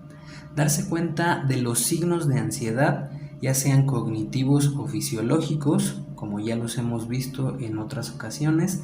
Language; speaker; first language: Spanish; native; Spanish